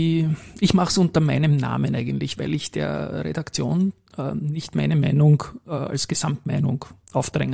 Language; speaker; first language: German; native; German